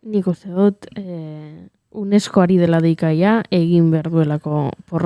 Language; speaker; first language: Basque; native; Basque